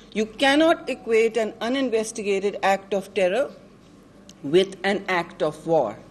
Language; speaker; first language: English; non-native, local second language; Urdu